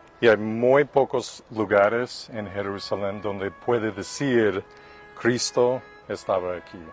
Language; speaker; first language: Spanish; non-native, fluent; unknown